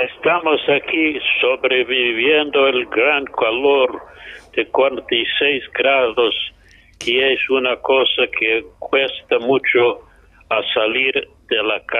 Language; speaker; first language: Spanish; non-native, fluent; English